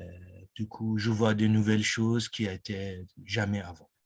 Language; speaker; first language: French; non-native, fluent; Persian